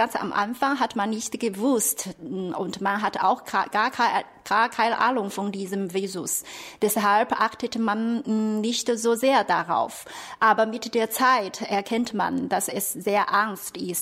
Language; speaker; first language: German; non-native, fluent; Chinese